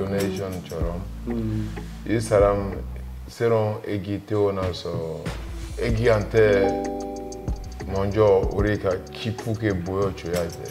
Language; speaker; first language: Korean; non-native, learner; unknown